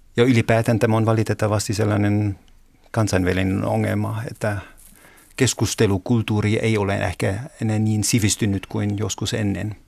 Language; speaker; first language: Finnish; non-native, fluent; German